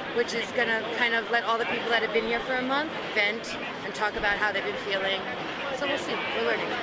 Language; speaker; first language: English; native; English